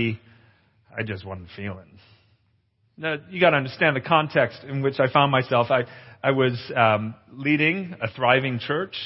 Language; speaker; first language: English; native; English